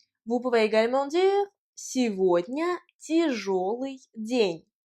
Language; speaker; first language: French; non-native, fluent; Russian